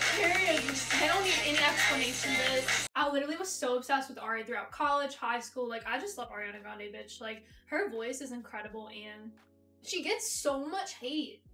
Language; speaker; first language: English; native; English